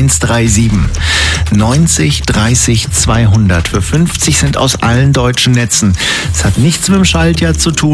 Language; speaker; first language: German; native; German